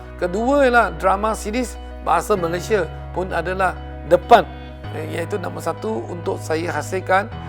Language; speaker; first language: Malay; non-native, local second language; Chinese